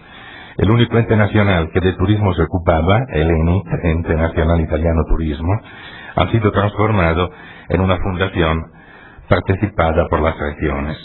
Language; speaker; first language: Spanish; non-native, fluent; Italian